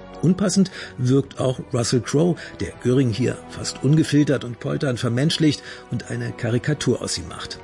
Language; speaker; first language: German; native; German